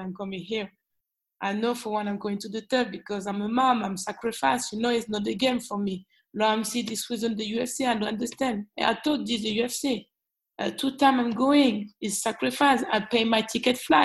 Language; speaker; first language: English; non-native, learner; French